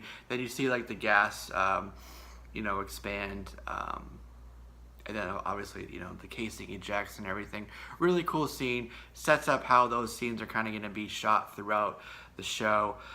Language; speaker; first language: English; native; English